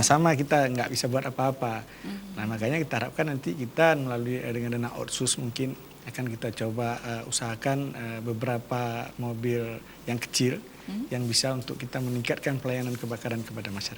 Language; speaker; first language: Malay; native; Malay